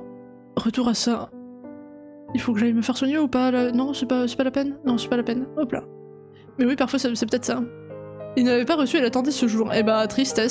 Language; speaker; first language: French; native; French